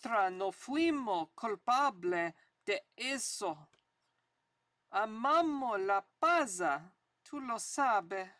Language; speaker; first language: Spanish; non-native, learner; English